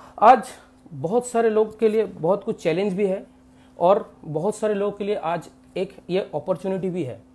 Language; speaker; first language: Hindi; non-native, local second language; Bangla